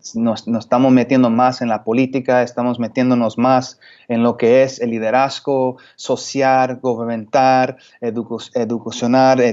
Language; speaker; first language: Spanish; early bilingual, heritage; Spanish